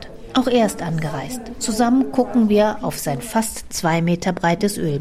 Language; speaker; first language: German; native; German